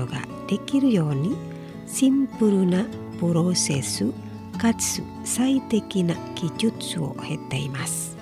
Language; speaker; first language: Japanese; non-native, fluent; Indonesian